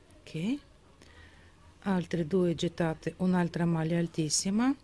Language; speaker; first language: Italian; non-native, fluent; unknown